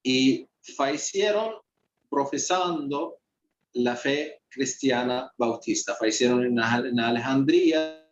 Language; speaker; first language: Spanish; non-native, fluent; Arabic